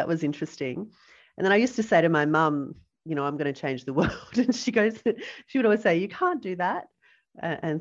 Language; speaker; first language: English; native; English